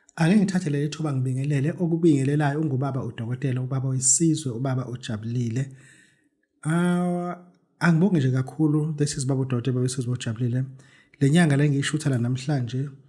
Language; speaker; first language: Zulu; native; Zulu